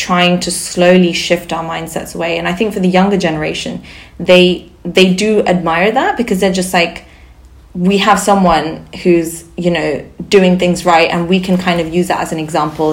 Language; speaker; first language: English; non-native, fluent; Sindhi